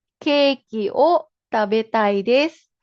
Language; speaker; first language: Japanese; non-native, fluent; Filipino